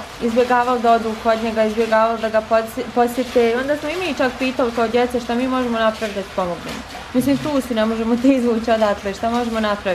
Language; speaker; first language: Bosnian; native; Bosnian